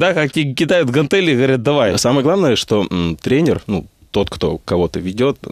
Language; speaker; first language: Russian; native; Russian